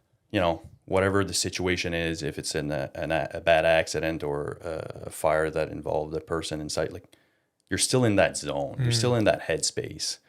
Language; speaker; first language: English; non-native, local second language; French